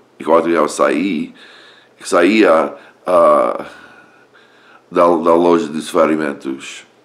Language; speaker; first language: Portuguese; non-native, learner; English